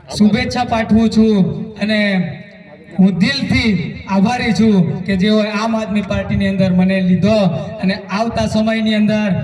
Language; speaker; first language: Gujarati; non-native, local second language; Rathawi